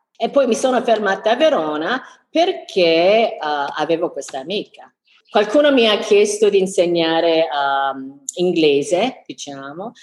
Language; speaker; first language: Italian; non-native, fluent; English